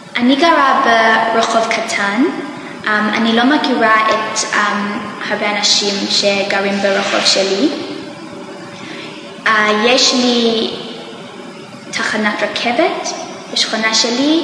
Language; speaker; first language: Hebrew; non-native, learner; English